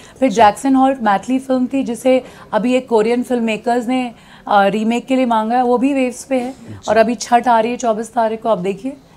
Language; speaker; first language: Hindi; native; Hindi